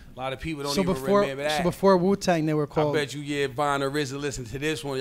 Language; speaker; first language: English; native; English